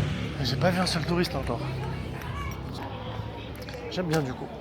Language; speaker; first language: French; native; French